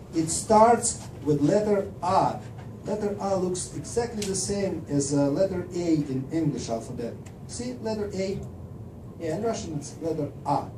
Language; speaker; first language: English; non-native, fluent; Russian